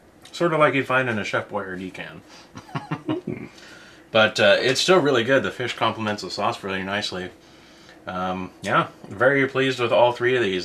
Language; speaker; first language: English; native; English